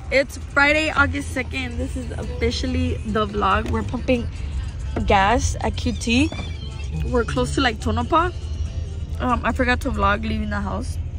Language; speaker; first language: English; early bilingual, other home language; Spanish